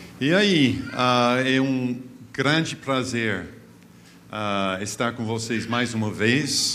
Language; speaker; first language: Portuguese; non-native, fluent; English